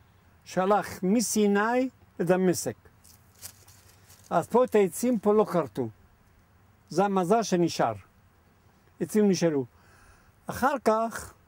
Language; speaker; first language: Hebrew; non-native, fluent; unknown